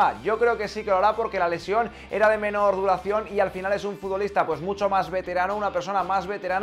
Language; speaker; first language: Spanish; native; Spanish